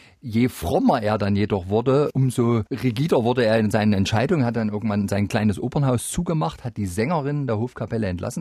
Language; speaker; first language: German; native; German